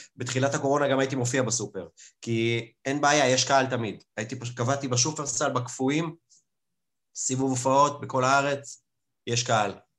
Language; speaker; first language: Hebrew; early bilingual, other home language; Russian